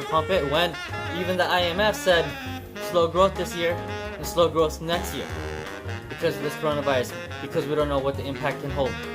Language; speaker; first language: English; native; English